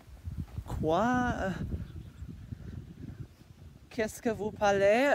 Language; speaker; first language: French; non-native, learner; English